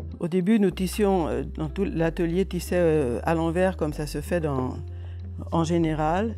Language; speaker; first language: French; non-native, fluent; Hungarian